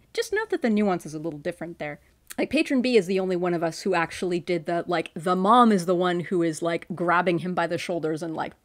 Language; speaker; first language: English; native; English